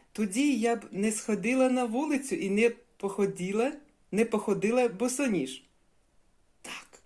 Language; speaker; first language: Ukrainian; non-native, local second language; Russian